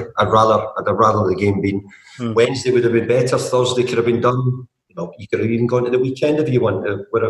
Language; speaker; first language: English; native; English